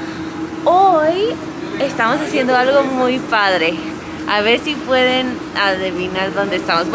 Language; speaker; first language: Spanish; non-native, fluent; English